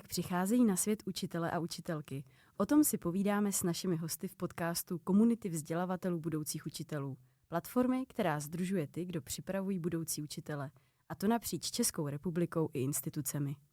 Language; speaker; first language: Czech; native; Czech